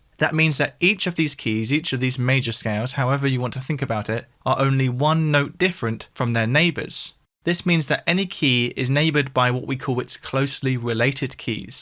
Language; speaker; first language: English; native; English